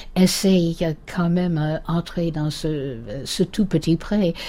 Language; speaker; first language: French; non-native, fluent; English